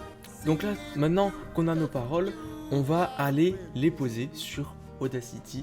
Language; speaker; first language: French; native; French